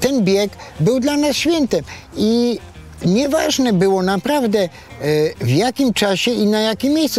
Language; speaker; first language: Polish; native; Polish